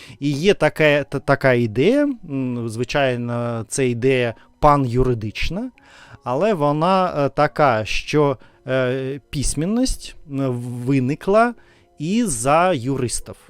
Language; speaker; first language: Ukrainian; non-native, fluent; Russian